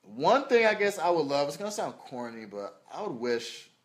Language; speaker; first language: English; native; English